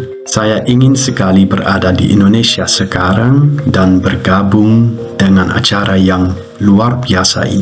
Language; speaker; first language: Indonesian; non-native, learner; Dutch